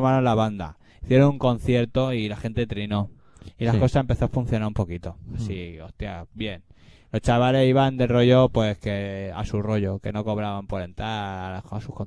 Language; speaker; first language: Spanish; native; Spanish